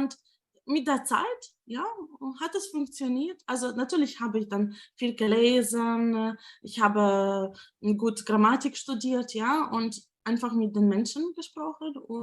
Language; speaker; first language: German; non-native, fluent; Ukrainian